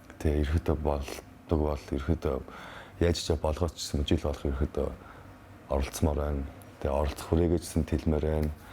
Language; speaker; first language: Mongolian; early bilingual, heritage; Mongolian